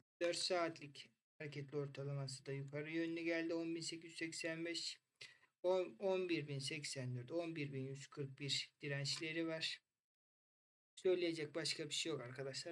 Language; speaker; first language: Turkish; native; Turkish